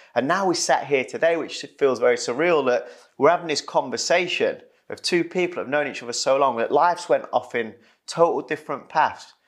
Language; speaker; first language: English; native; English